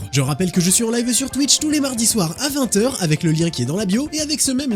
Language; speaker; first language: French; native; French